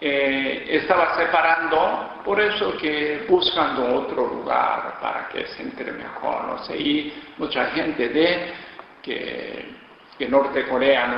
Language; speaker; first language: Spanish; non-native, learner; Korean